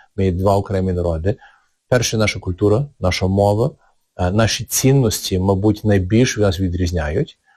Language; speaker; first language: Ukrainian; early bilingual, heritage; Ukrainian